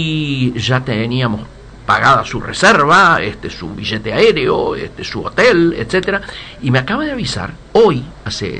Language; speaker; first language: Spanish; native; Spanish